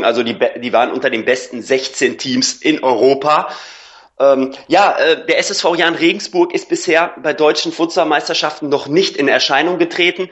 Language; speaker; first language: German; native; German